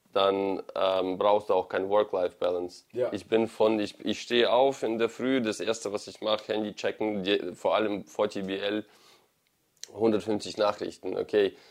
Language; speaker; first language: German; non-native, fluent; Ukrainian